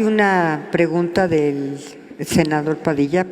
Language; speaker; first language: Spanish; native; Spanish